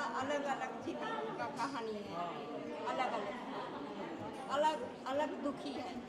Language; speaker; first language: Hindi; non-native, local second language; Bangla